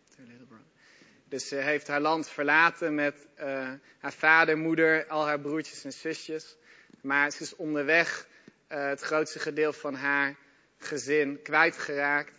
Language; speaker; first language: Dutch; native; Dutch